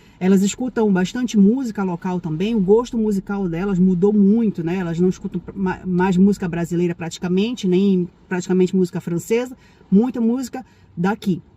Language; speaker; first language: Portuguese; native; Portuguese